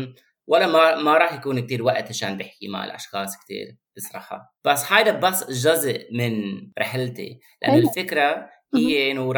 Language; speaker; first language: Arabic; non-native, fluent; English